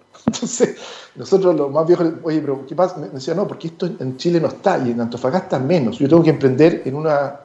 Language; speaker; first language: Spanish; native; Spanish